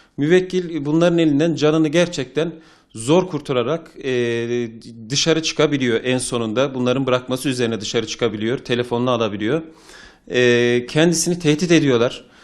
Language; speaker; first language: Turkish; native; Turkish